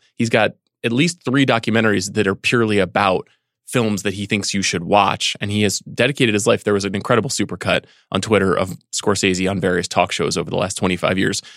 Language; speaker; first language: English; native; English